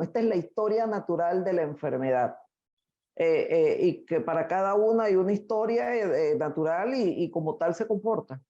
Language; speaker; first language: Spanish; native; Spanish